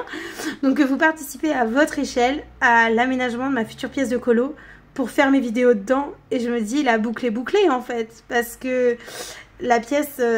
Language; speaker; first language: French; native; French